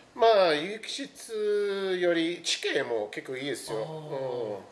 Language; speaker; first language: Japanese; non-native, fluent; English